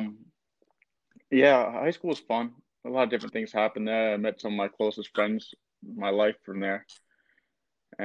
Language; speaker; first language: English; native; English